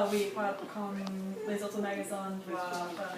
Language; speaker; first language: French; non-native, learner; English